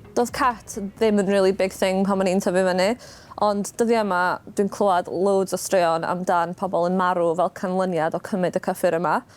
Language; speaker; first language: Welsh; native; Welsh